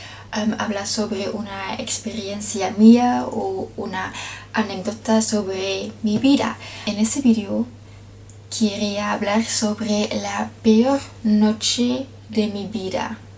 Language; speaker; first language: Spanish; non-native, learner; Dutch